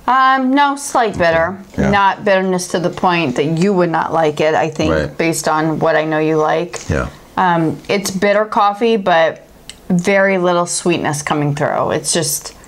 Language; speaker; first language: English; native; English